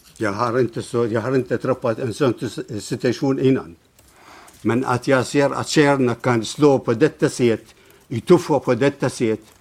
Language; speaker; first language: Swedish; non-native, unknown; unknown